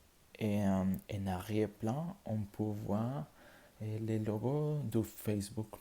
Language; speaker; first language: French; non-native, learner; Spanish